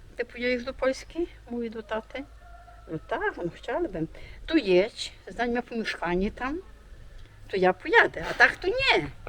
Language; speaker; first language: Polish; early bilingual, heritage; Polish